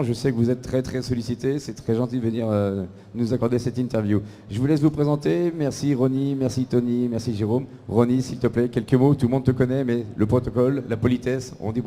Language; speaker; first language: French; native; French